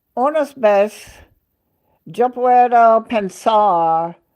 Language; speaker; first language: Spanish; non-native, learner; English